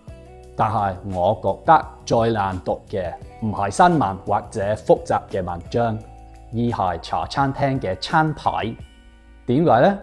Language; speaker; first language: Cantonese; non-native, fluent; English